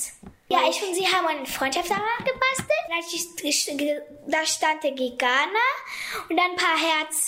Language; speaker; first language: German; early bilingual, other home language; Kurdish